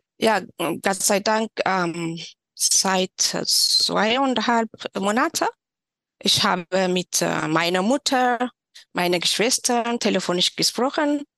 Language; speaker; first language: German; non-native, learner; Tigrinya